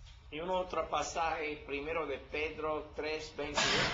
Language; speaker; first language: Spanish; non-native, learner; English